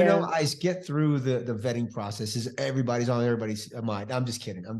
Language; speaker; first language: English; native; English